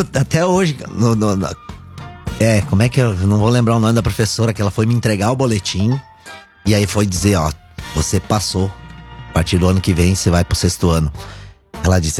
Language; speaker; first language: Portuguese; native; Portuguese